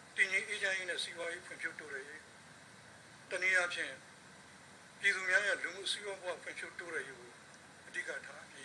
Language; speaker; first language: Burmese; native; Burmese